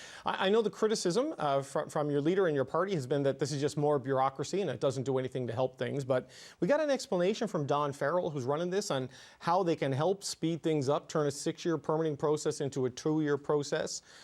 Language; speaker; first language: English; native; English